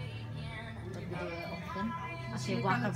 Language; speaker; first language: Dutch; non-native, learner; Filipino